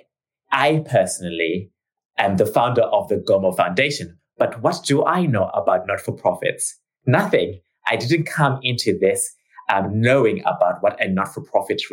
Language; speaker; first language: English; non-native, local second language; Shona